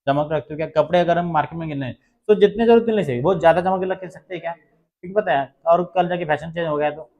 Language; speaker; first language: Hindi; non-native, local second language; Marathi